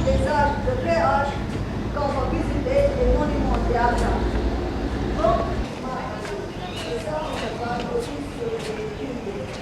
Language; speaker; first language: French; non-native, fluent; Hindi